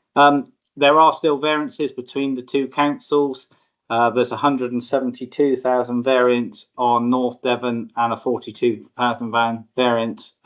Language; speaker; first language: English; native; English